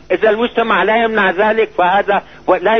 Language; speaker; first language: Arabic; native; Arabic